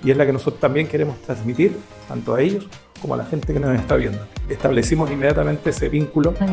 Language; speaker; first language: Spanish; native; Spanish